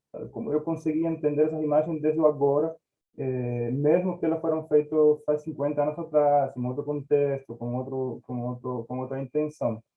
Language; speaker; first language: Portuguese; non-native, fluent; Spanish